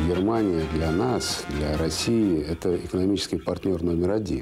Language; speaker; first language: Russian; native; Russian